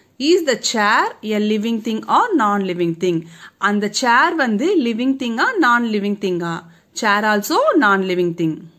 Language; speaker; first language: English; non-native, local second language; Tamil